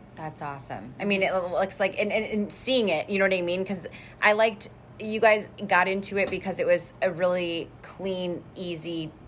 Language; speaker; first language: English; native; English